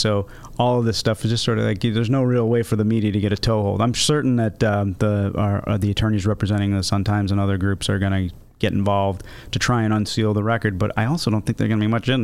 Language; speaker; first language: English; native; English